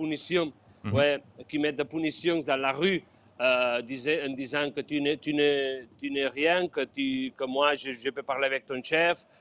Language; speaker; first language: French; non-native, fluent; Spanish